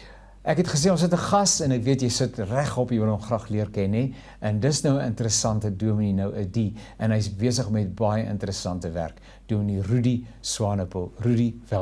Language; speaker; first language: Afrikaans; native; Afrikaans